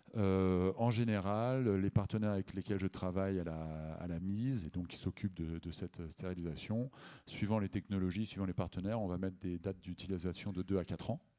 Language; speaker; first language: French; native; French